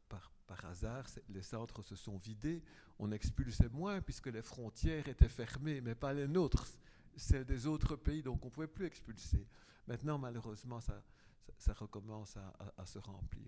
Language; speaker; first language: French; native; French